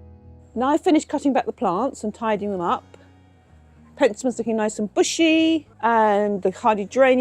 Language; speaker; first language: English; native; English